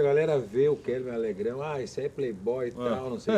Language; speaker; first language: Portuguese; native; Portuguese